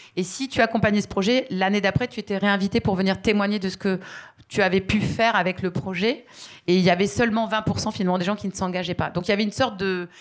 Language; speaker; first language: French; native; French